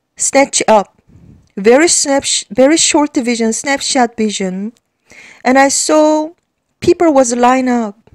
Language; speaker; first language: English; non-native, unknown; Korean